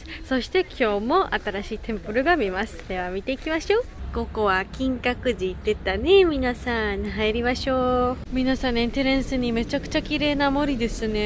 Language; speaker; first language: Japanese; non-native, learner; Georgian